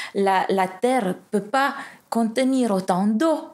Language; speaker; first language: French; non-native, fluent; Romanian